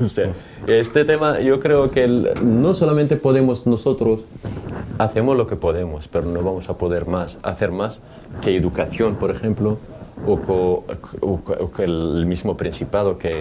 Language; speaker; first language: Spanish; non-native, fluent; Arabic